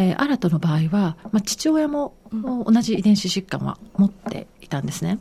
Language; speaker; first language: Japanese; native; Japanese